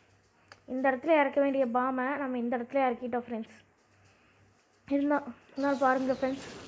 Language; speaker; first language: Tamil; native; Tamil